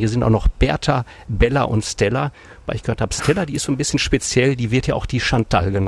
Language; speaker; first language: German; native; German